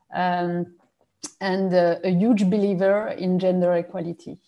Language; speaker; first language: English; non-native, fluent; French